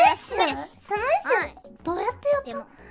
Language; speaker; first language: Japanese; native; Japanese